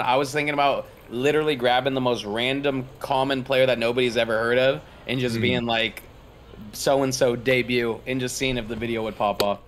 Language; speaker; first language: English; native; English